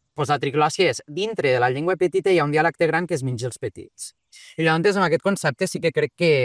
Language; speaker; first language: Catalan; early bilingual, other home language; Portuguese